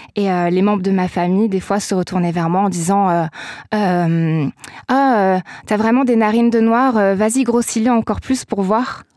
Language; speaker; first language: French; native; French